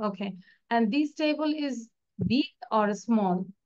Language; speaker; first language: English; non-native, local second language; Bangla